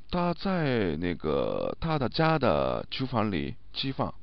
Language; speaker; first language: Chinese; non-native, learner; Japanese